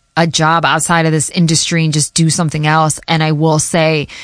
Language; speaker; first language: English; early bilingual, other home language; Portuguese